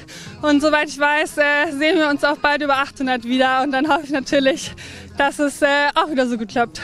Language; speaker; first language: German; native; German